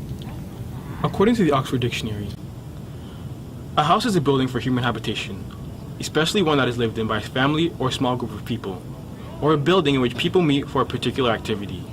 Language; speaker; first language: English; early bilingual, other home language; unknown